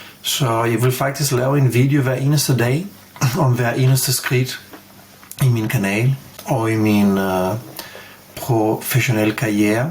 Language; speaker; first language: Danish; non-native, fluent; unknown